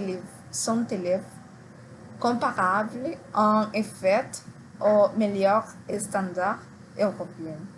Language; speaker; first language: French; non-native, learner; Spanish